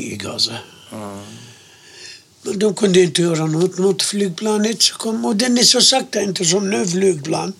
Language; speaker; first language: Swedish; non-native, fluent; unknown